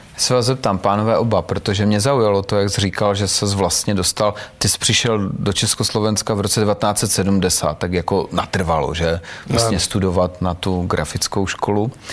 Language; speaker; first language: Czech; native; Czech